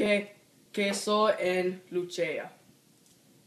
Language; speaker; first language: Spanish; non-native, learner; English